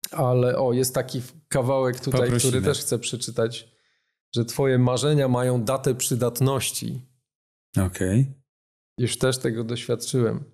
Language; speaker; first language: Polish; native; Polish